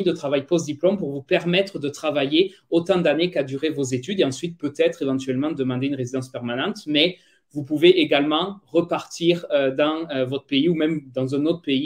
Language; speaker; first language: French; native; French